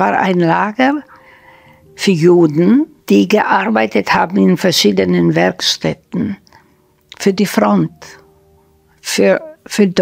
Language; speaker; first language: German; non-native, fluent; Slovak